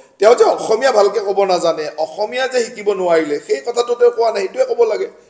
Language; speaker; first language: Assamese; native; Assamese